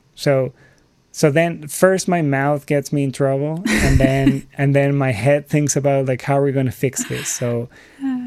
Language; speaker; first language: English; non-native, fluent; Spanish